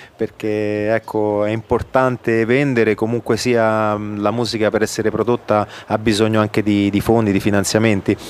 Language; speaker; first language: Italian; native; Italian